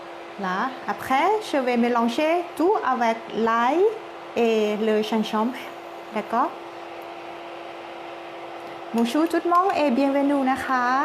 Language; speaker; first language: French; non-native, learner; Thai